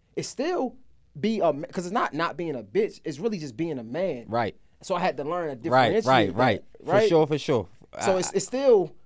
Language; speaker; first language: English; native; English